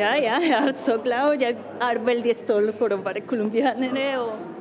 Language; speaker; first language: Norwegian; non-native, learner; Spanish